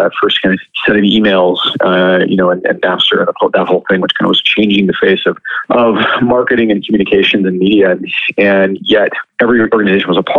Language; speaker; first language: English; native; English